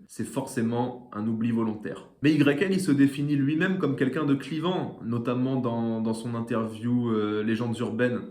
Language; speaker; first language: French; native; French